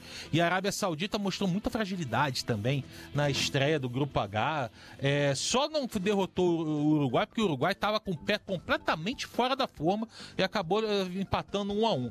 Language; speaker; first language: Portuguese; native; Portuguese